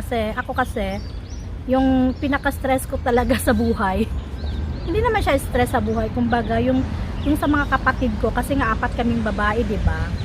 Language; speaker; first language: Filipino; native; Filipino